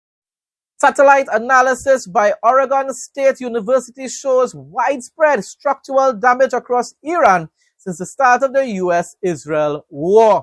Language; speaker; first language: English; native; English